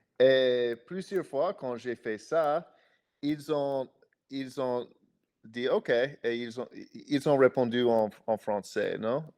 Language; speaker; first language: French; non-native, fluent; English